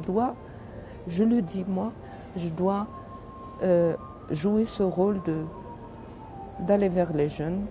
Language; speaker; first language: French; non-native, local second language; Arabic